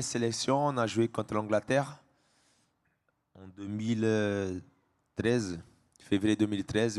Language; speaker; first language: French; non-native, fluent; Portuguese